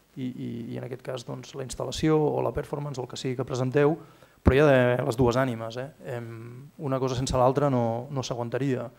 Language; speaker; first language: Catalan; native; Catalan